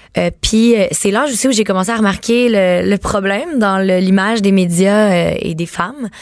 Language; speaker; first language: French; native; French